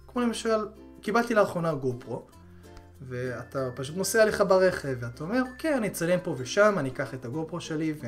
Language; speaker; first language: Hebrew; early bilingual, other home language; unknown